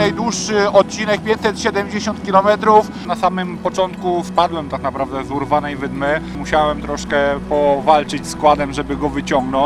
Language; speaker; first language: Polish; native; Polish